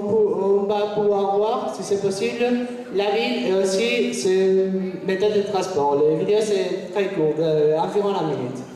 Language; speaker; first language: French; non-native, fluent; Spanish